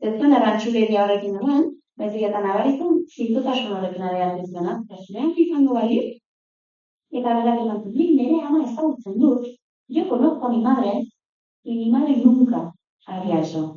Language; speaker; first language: Basque; native; Basque